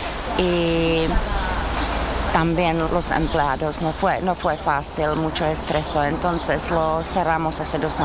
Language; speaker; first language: Spanish; non-native, learner; Czech